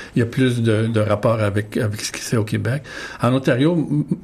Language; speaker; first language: French; native; French